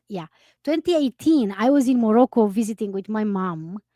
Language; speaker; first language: English; non-native, fluent; Romanian